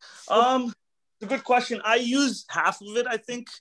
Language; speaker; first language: English; native; English